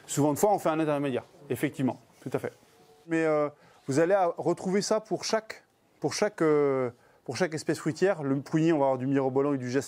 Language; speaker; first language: French; native; French